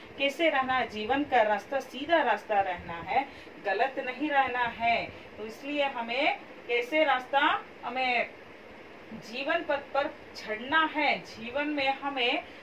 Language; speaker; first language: Hindi; non-native, local second language; Kannada